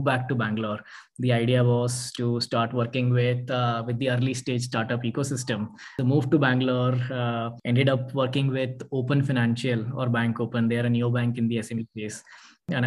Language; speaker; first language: English; non-native, local second language; Hindi